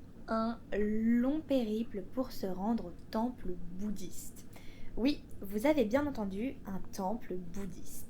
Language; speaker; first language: French; native; French